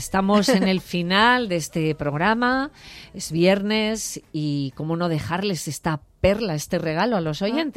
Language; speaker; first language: Spanish; native; Spanish